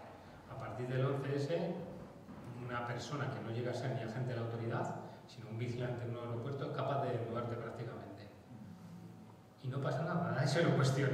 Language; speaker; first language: Spanish; native; Spanish